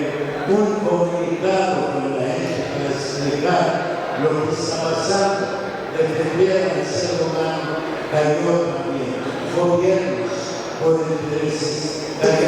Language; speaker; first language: Spanish; non-native, fluent; Arabic